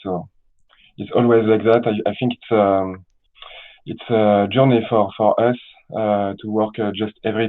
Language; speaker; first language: English; non-native, learner; French